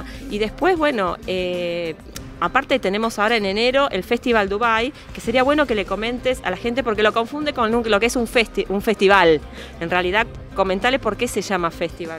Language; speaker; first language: Spanish; native; Spanish